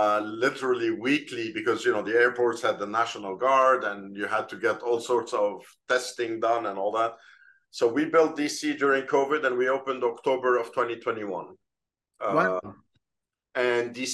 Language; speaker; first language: English; non-native, fluent; Arabic